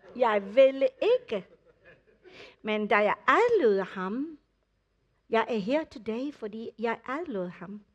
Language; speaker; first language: Danish; non-native, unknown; English